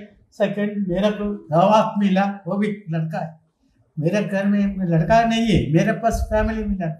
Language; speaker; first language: Hindi; early bilingual, heritage; Hindi